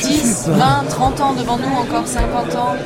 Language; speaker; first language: French; native; French